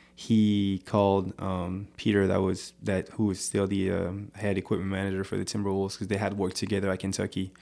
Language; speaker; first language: English; non-native, fluent; French